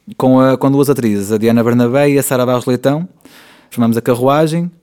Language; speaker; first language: Portuguese; native; Portuguese